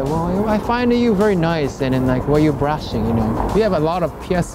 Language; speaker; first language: English; non-native, fluent; Japanese